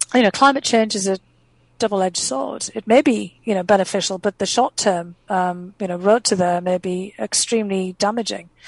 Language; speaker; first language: English; native; English